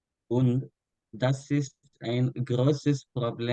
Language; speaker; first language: German; non-native, learner; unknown